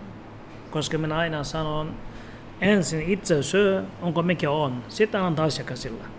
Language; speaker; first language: Finnish; non-native, learner; Turkish